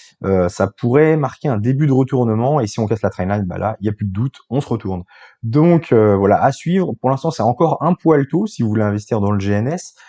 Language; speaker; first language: French; native; French